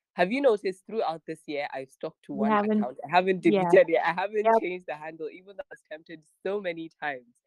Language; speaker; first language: English; non-native, local second language; Hausa